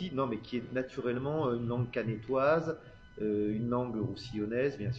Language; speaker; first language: French; native; French